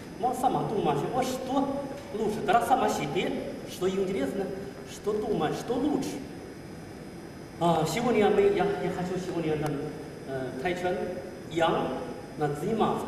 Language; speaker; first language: Russian; non-native, learner; Chinese